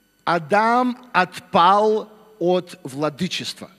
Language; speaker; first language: Russian; native; Russian